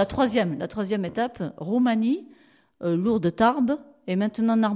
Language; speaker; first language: French; native; French